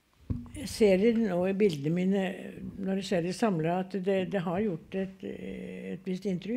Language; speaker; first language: Norwegian; native; Norwegian